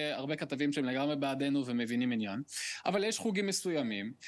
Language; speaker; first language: Hebrew; early bilingual, other home language; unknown